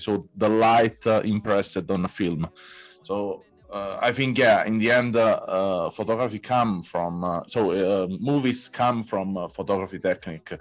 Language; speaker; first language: English; non-native, learner; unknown